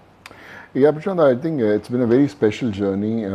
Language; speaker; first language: English; non-native, local second language; Punjabi